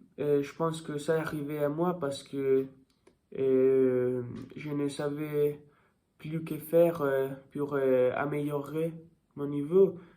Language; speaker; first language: French; non-native, learner; Italian